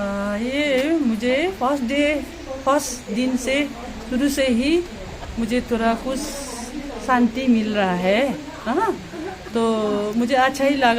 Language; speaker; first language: Hindi; non-native, local second language; Nepali